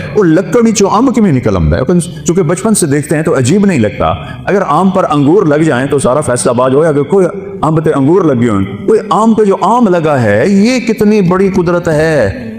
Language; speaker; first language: Urdu; non-native, local second language; Punjabi